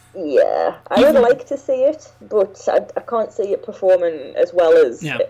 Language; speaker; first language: English; native; English